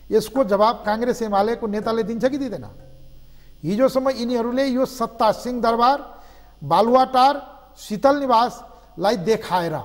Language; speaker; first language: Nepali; non-native, local second language; Maithili